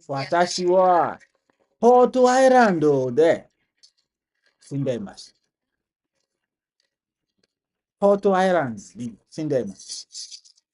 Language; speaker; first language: Japanese; non-native, learner; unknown